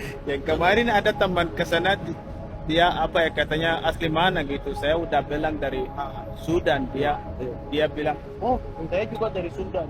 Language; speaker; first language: Indonesian; non-native, fluent; Arabic